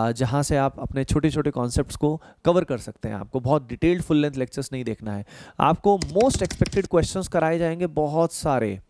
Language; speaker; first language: Hindi; native; Hindi